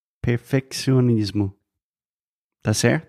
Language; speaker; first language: Portuguese; non-native, fluent; English